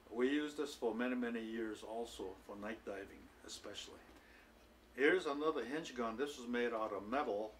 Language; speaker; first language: English; native; English